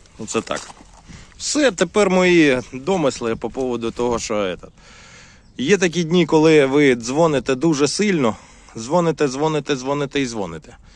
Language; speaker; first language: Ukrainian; non-native, local second language; Russian